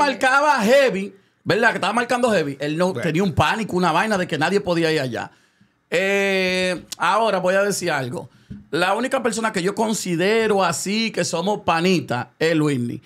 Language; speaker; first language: Spanish; native; Spanish